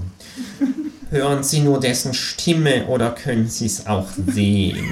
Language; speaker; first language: German; native; German